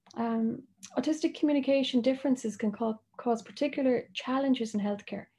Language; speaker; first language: English; native; English